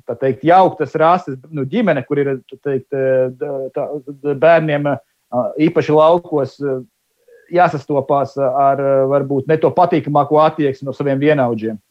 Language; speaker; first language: Latvian; native; Latvian